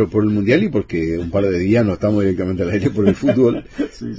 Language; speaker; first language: Spanish; native; Spanish